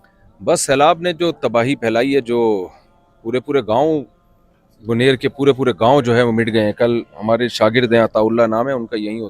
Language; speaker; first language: Urdu; native; Urdu